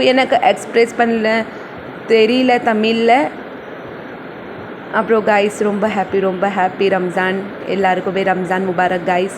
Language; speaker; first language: Tamil; non-native, local second language; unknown